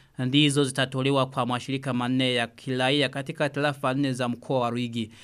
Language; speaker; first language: Swahili; non-native, local second language; Rundi